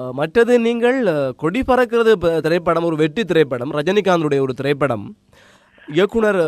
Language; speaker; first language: Tamil; native; Tamil